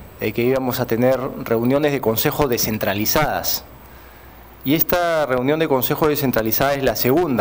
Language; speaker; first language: Spanish; native; Spanish